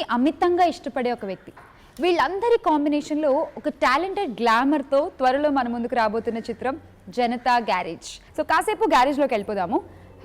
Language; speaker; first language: Telugu; native; Telugu